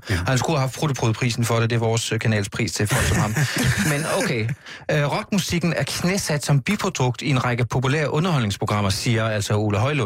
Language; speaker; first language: Danish; native; Danish